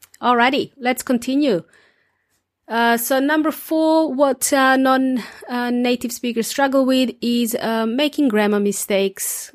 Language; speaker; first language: English; non-native, fluent; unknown